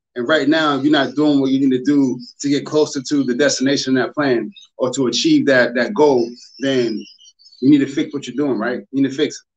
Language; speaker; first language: English; native; English